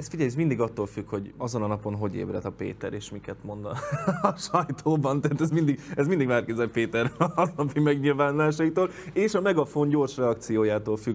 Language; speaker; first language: Hungarian; native; Hungarian